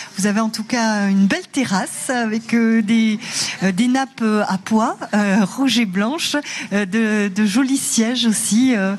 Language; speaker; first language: French; native; French